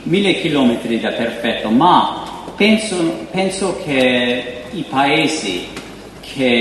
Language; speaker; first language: Italian; non-native, fluent; English